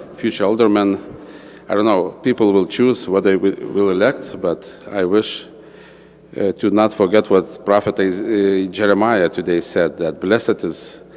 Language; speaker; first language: English; non-native, fluent; Lithuanian